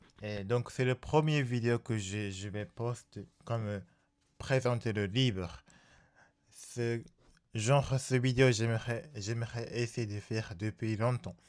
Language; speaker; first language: French; non-native, learner; Japanese